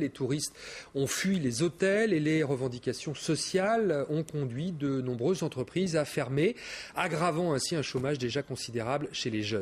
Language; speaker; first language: French; native; French